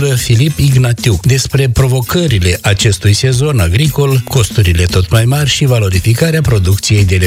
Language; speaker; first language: Romanian; native; Romanian